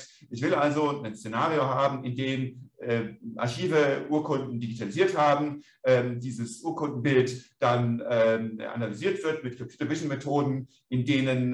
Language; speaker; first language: German; native; German